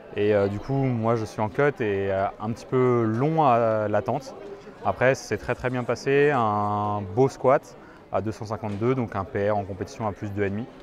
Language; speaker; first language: French; native; French